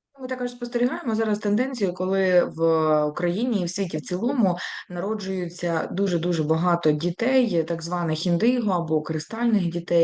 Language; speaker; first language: Ukrainian; native; Ukrainian